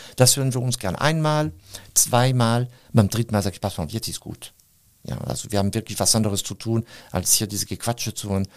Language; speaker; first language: German; non-native, fluent; French